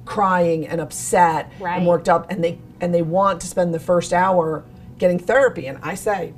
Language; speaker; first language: English; native; English